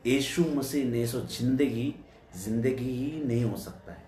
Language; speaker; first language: Hindi; non-native, local second language; Telugu